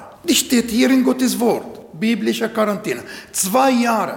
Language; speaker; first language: German; non-native, learner; Arabic